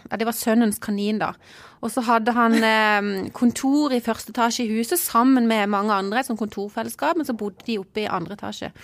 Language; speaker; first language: Norwegian; native; Norwegian